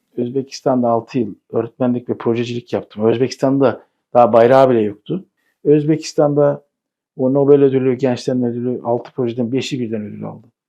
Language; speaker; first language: Turkish; native; Turkish